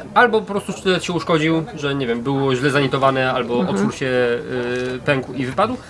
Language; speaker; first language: Polish; native; Polish